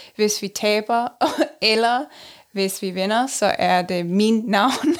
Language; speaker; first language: Danish; early bilingual, other home language; English